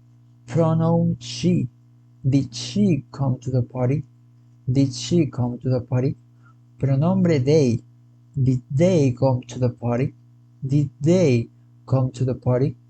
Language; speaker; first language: English; non-native, fluent; Spanish